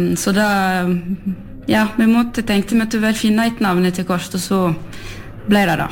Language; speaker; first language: Norwegian; non-native, fluent; French